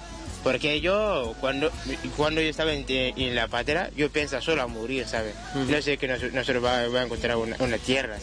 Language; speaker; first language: Spanish; non-native, learner; Wolof